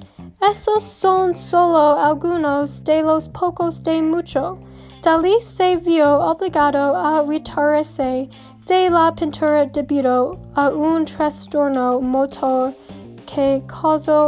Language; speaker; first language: Spanish; non-native, learner; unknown